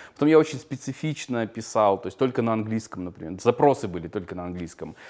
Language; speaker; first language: Russian; native; Russian